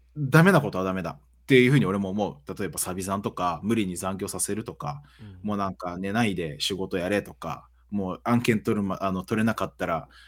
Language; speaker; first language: Japanese; early bilingual, other home language; Portuguese